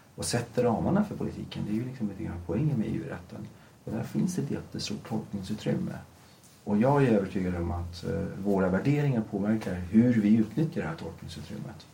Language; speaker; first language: Swedish; early bilingual, other home language; Persian